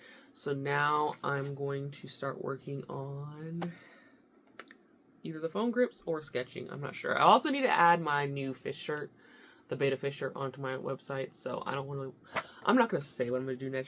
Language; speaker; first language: English; native; English